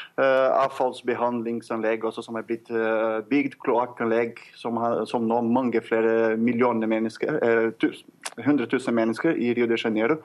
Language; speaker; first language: Norwegian; non-native, fluent; Portuguese